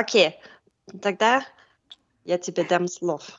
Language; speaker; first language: Russian; non-native, learner; German